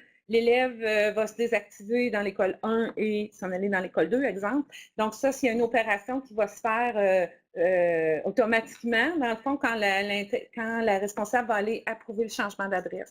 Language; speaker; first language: French; native; French